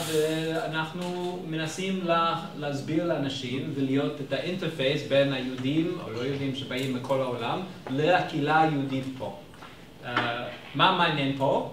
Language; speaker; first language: Hebrew; non-native, fluent; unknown